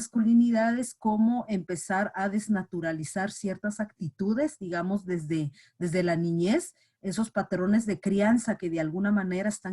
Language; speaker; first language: Spanish; native; Spanish